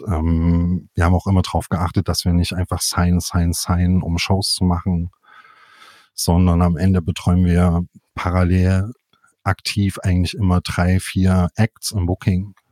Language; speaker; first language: German; native; German